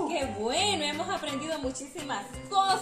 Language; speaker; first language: Spanish; native; Spanish